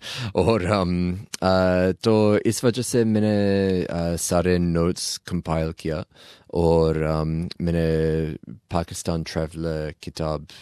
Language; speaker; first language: Hindi; non-native, learner; English